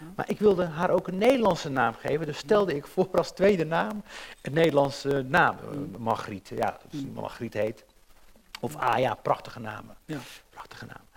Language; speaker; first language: Dutch; native; Dutch